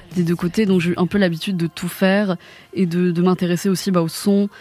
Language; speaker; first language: French; native; French